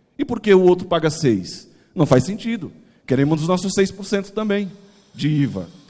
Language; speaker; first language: Portuguese; native; Portuguese